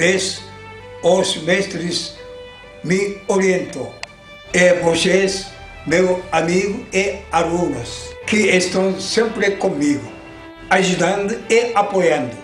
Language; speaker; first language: Portuguese; non-native, learner; Japanese